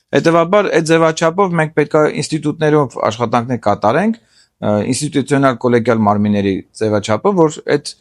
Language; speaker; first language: Armenian; native; Armenian